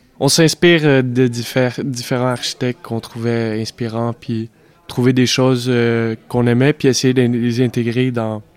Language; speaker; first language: French; native; French